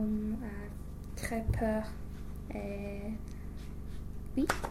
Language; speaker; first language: French; non-native, learner; English